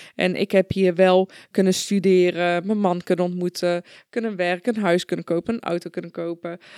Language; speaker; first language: Dutch; early bilingual, other home language; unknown